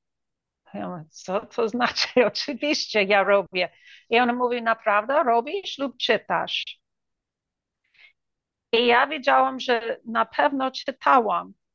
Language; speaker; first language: Polish; early bilingual, heritage; English